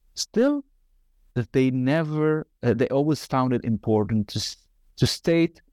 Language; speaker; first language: English; non-native, fluent; Arabic